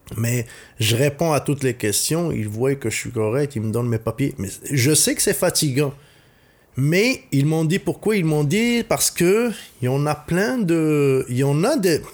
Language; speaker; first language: French; non-native, local second language; Arabic